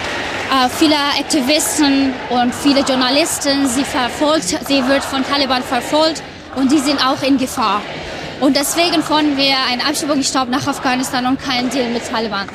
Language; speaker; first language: German; non-native, learner; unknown